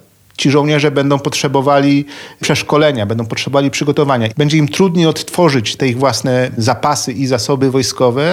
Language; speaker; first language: Polish; native; Polish